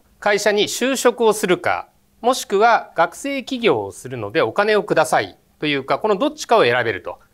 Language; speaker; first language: Japanese; native; Japanese